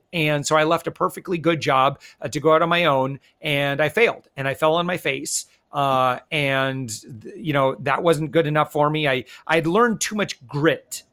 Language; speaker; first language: English; native; English